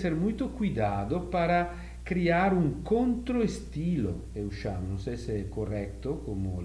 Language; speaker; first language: Portuguese; non-native, fluent; Italian